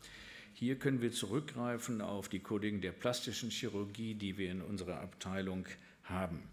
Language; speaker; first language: German; native; German